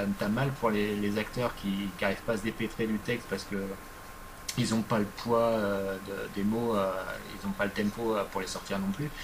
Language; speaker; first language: French; native; French